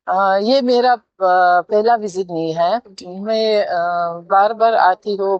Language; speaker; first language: Hindi; non-native, fluent; Tajik